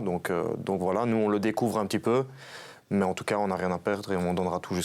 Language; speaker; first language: French; native; French